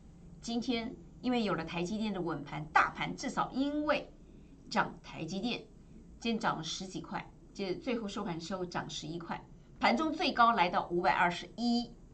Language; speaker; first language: Chinese; native; Chinese